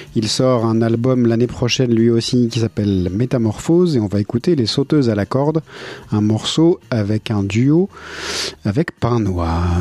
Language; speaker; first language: French; native; French